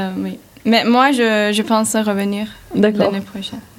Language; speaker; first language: French; non-native, fluent; Turkish